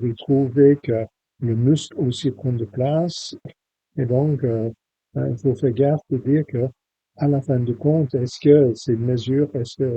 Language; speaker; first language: French; non-native, fluent; English